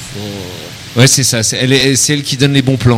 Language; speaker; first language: French; native; French